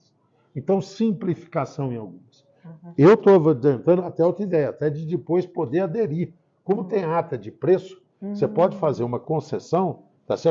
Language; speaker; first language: Portuguese; native; Portuguese